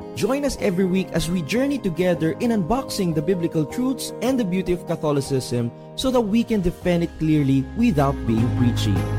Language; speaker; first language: English; non-native, local second language; Filipino